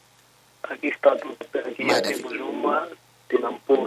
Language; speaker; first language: Portuguese; non-native, local second language; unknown